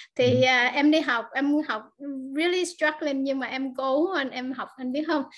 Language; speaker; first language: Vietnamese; early bilingual, heritage; Vietnamese